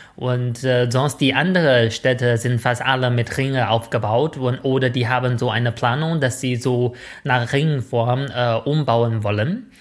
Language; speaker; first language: German; non-native, fluent; Chinese